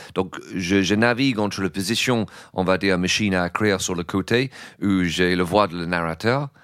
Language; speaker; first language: French; non-native, fluent; English